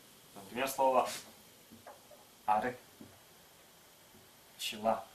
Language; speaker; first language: Russian; non-native, local second language; Tuvinian